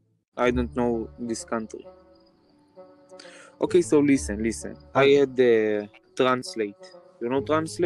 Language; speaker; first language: English; non-native, learner; Hebrew